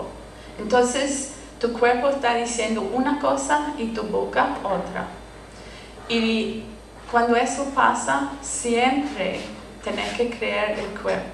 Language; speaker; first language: Spanish; non-native, fluent; English